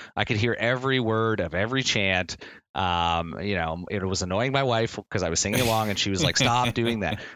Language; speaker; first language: English; native; English